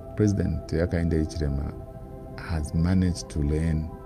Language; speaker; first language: English; non-native, local second language; Bemba